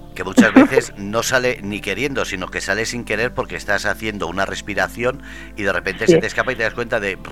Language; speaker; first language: Spanish; native; Spanish